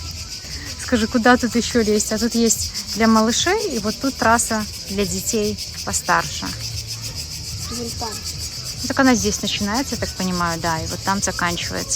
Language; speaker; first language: Russian; native; Russian